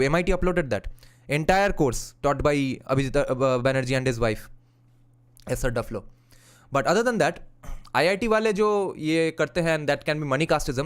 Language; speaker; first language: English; non-native, local second language; Bangla